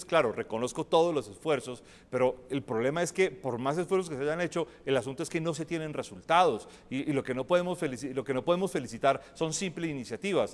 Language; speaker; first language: Spanish; native; Spanish